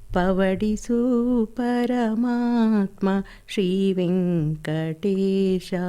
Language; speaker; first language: Kannada; non-native, local second language; Malayalam